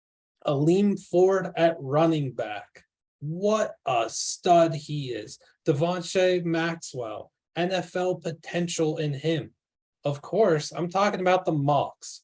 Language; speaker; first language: English; native; English